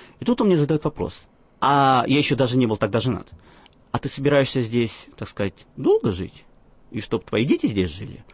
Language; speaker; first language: Russian; early bilingual, other home language; Arabic